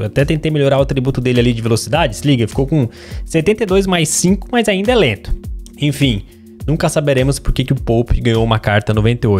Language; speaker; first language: Portuguese; native; Portuguese